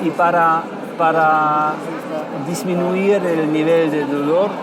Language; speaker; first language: Spanish; non-native, fluent; German